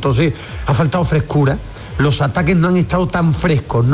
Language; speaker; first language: Spanish; native; Spanish